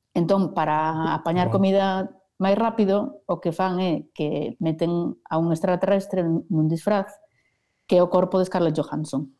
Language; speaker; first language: Galician; non-native, local second language; Spanish